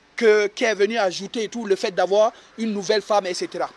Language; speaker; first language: French; native; French